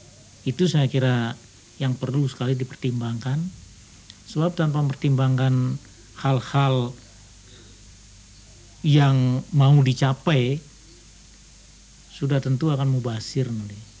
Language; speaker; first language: Indonesian; native; Indonesian